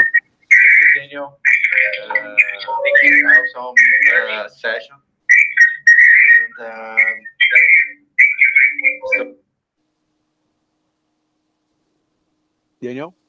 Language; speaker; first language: English; non-native, learner; Portuguese